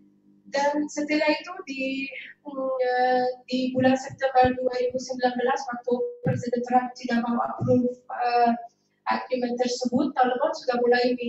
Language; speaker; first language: Indonesian; non-native, fluent; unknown